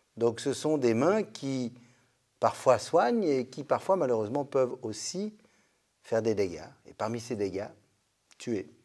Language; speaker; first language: French; native; French